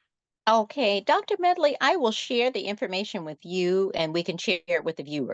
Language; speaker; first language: English; native; English